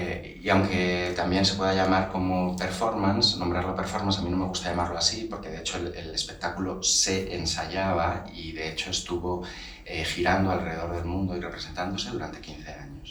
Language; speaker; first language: Spanish; native; Spanish